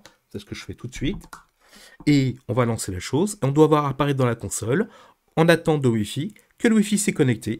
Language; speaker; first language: French; native; French